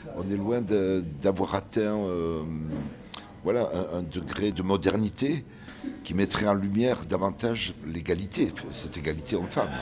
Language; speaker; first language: French; early bilingual, other home language; Kabyle